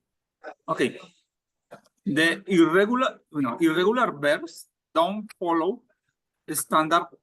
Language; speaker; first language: English; non-native, learner; Spanish